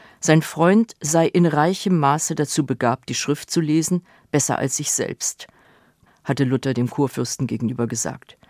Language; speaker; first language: German; native; German